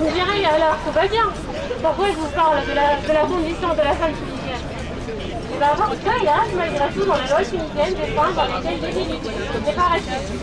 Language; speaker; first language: French; non-native, local second language; Arabic